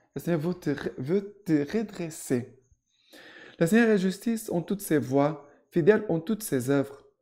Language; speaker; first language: French; non-native, fluent; Portuguese